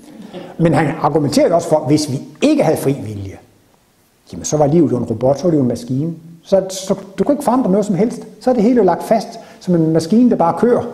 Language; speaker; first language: Danish; native; Danish